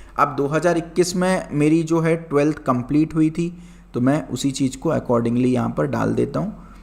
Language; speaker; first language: Hindi; native; Hindi